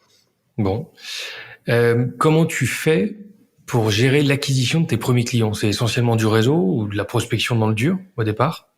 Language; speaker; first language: French; native; French